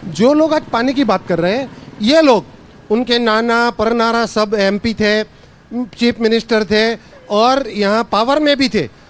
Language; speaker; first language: Hindi; non-native, local second language; Gujarati